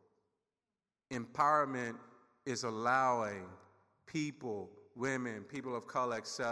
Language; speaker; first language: English; native; English